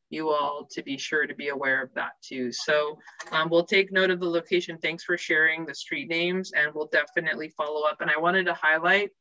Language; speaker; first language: English; native; English